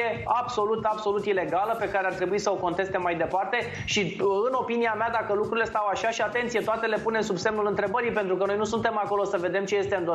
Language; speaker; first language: Romanian; native; Romanian